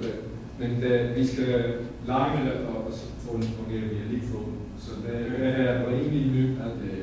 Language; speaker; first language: Danish; non-native, fluent; English